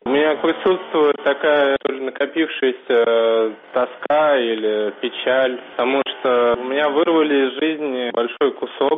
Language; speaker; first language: Russian; native; Russian